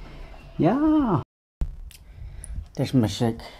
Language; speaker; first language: Danish; non-native, local second language; Kalaallisut